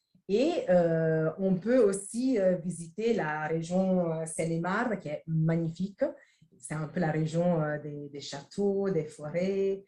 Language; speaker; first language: French; non-native, fluent; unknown